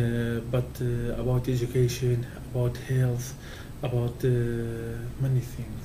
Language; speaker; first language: English; non-native, learner; Kurdish